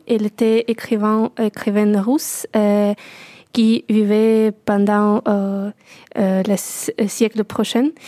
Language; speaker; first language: French; non-native, learner; Russian